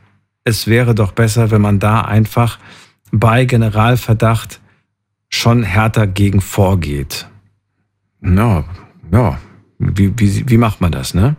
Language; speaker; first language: German; native; German